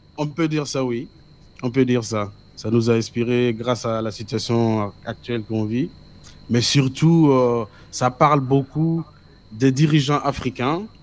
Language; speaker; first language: French; non-native, local second language; Mossi